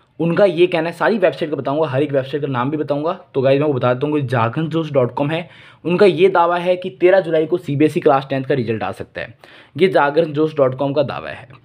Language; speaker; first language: Hindi; native; Hindi